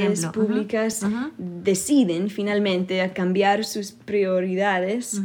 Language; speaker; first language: Spanish; early bilingual, other home language; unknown